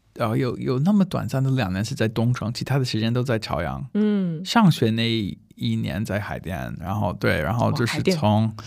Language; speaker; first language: Chinese; non-native, fluent; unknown